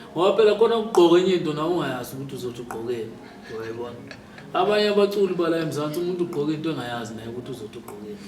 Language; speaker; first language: Zulu; native; Zulu